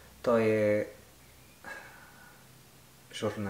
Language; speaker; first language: Bulgarian; non-native, learner; French